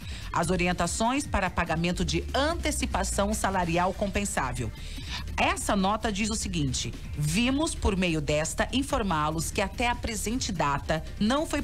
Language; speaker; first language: Portuguese; native; Portuguese